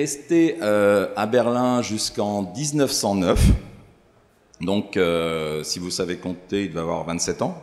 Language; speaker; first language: French; native; French